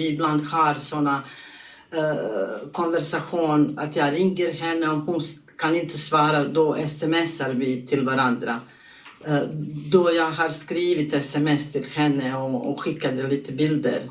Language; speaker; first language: Swedish; non-native, learner; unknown